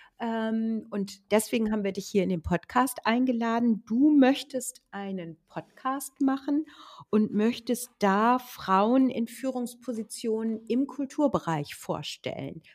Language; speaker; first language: German; native; German